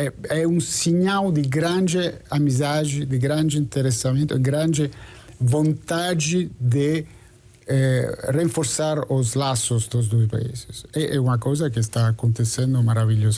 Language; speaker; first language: Portuguese; non-native, fluent; Italian